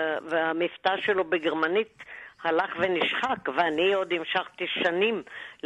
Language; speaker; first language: Hebrew; non-native, local second language; German